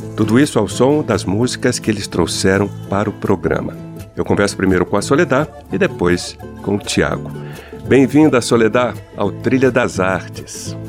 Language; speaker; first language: Portuguese; native; Portuguese